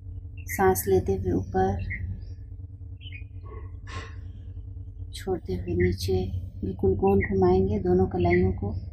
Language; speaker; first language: Hindi; native; Hindi